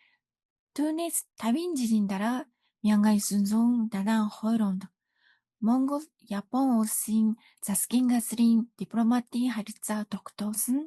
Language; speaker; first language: Mongolian; non-native, fluent; Japanese